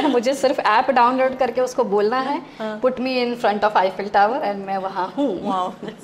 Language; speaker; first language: Hindi; non-native, local second language; Gujarati